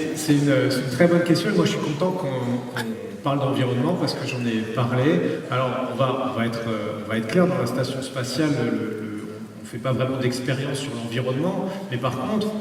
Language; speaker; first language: French; native; French